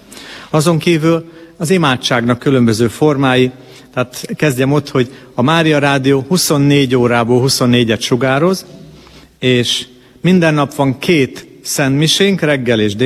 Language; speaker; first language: Hungarian; native; Hungarian